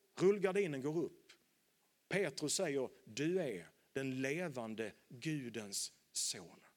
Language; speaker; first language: Swedish; native; Swedish